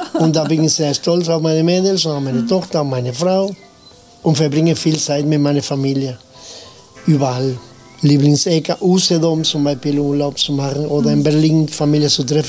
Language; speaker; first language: German; non-native, learner; Spanish